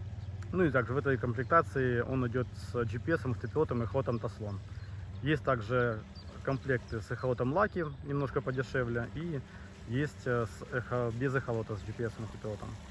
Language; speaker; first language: Russian; native; Russian